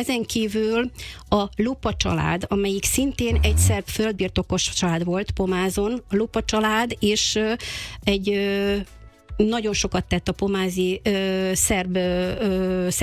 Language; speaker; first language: Hungarian; native; Hungarian